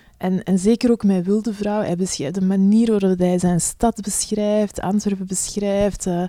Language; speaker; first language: Dutch; native; Dutch